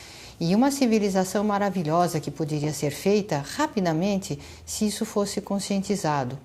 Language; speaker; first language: Portuguese; native; Portuguese